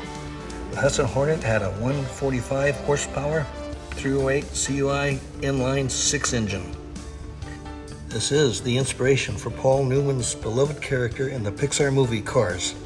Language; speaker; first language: English; native; English